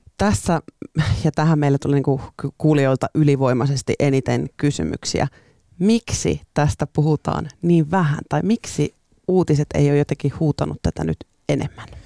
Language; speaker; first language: Finnish; native; Finnish